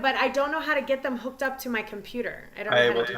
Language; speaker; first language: English; native; English